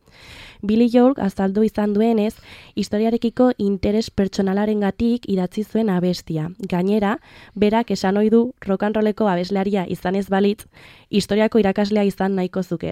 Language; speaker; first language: Basque; native; Basque